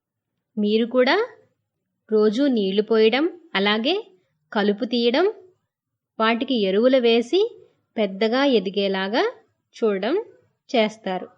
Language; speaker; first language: Telugu; native; Telugu